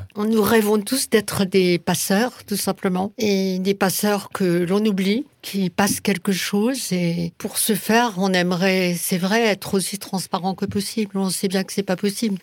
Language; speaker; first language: French; non-native, local second language; Swiss German